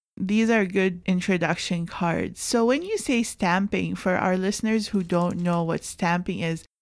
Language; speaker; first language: English; non-native, fluent; Arabic